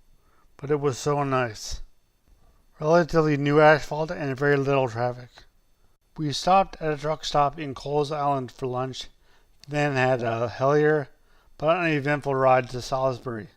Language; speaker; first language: English; native; English